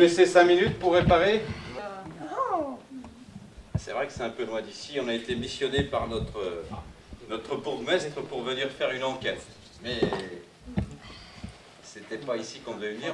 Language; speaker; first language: French; native; French